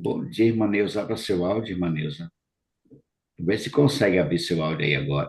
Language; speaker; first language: Portuguese; native; Portuguese